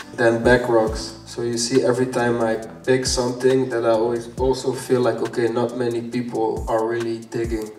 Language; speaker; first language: English; non-native, fluent; Dutch